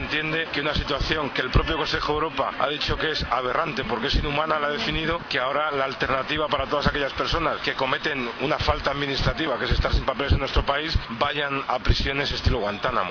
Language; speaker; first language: Spanish; native; Spanish